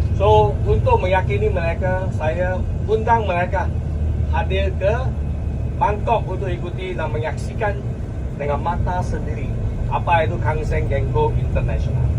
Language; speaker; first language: Malay; non-native, local second language; Chinese